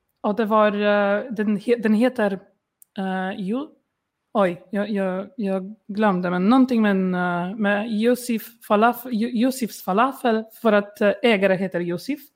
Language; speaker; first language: Swedish; non-native, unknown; Polish